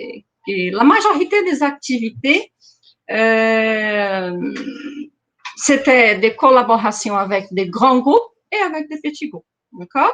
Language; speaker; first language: French; non-native, fluent; Portuguese